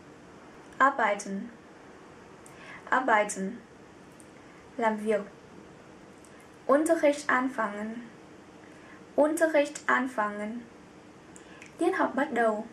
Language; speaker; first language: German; non-native, fluent; Vietnamese